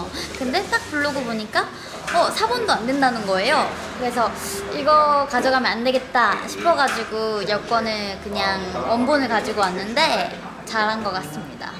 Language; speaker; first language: Korean; native; Korean